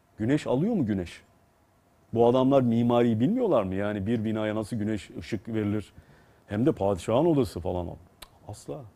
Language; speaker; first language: Turkish; native; Turkish